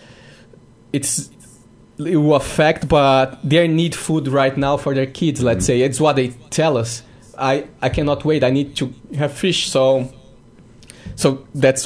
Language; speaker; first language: English; non-native, fluent; Portuguese